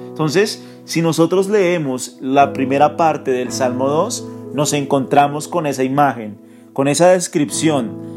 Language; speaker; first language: Spanish; native; Spanish